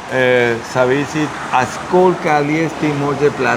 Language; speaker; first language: Russian; non-native, learner; Spanish